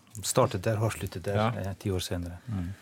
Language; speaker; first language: Norwegian; non-native, fluent; Albanian